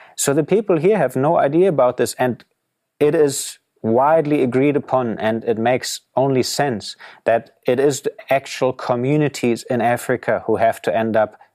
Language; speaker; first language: English; non-native, fluent; German